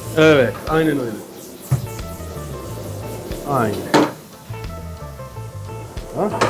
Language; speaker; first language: Turkish; non-native, learner; French